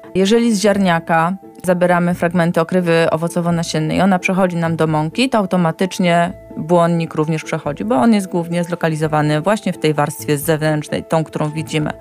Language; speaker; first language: Polish; native; Polish